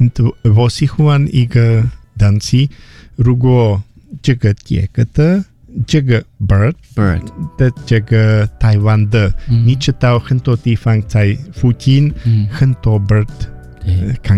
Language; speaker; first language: Chinese; non-native, learner; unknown